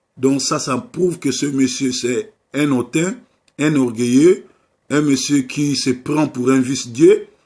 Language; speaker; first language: French; non-native, local second language; Lingala